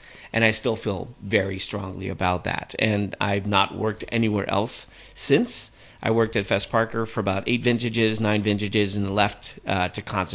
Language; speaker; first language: English; native; English